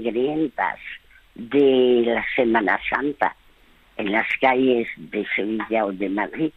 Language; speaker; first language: Spanish; early bilingual, other home language; French